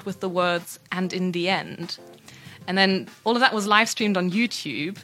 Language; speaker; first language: English; non-native, fluent; German